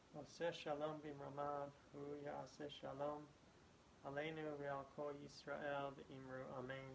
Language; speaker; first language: English; native; English